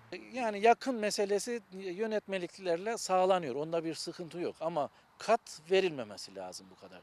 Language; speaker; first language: Turkish; native; Turkish